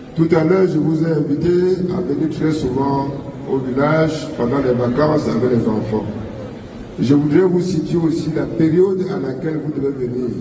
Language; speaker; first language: French; non-native, local second language; Ghomala